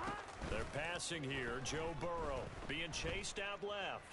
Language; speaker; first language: English; native; English